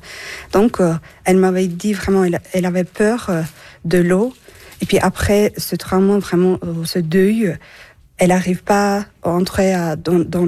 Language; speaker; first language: French; non-native, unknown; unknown